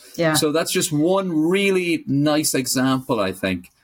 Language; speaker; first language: English; native; English